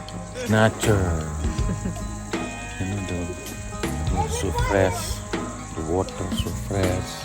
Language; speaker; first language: English; non-native, learner; Indonesian